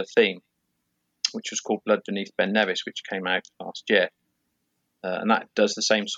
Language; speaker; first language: English; native; English